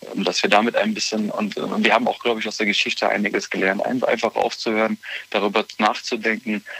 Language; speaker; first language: German; native; German